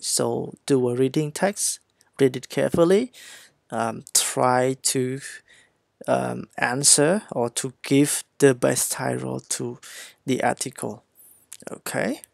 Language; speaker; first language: English; non-native, fluent; Khmer